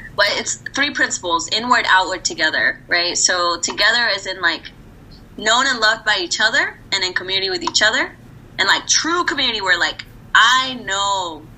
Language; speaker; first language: English; early bilingual, other home language; Spanish